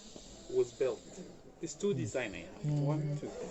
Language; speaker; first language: English; non-native, learner; Turkish